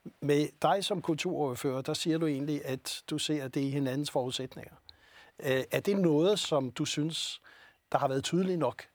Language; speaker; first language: Danish; native; Danish